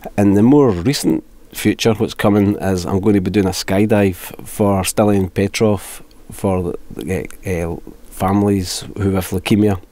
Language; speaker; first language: English; native; English